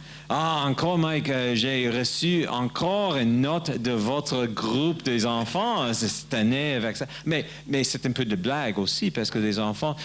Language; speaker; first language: French; non-native, learner; English